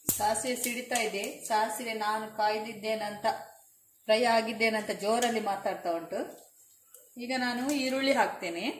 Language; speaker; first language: Kannada; non-native, local second language; Tulu